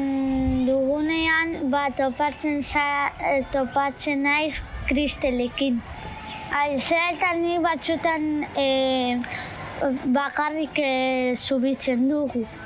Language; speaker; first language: Basque; non-native, local second language; Spanish